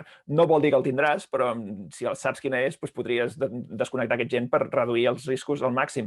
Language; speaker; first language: Catalan; native; Catalan